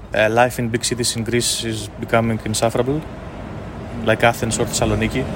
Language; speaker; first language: English; non-native, fluent; Greek